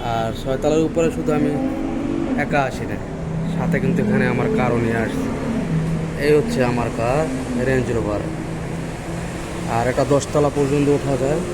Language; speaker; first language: Bangla; native; Bangla